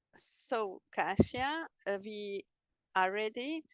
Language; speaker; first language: English; non-native, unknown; Hungarian